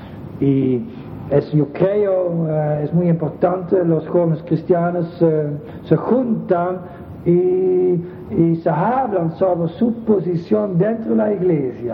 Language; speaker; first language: Spanish; non-native, fluent; Dutch